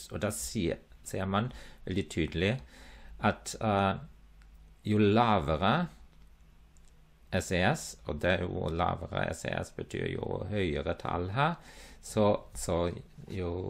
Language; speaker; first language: Norwegian; non-native, fluent; German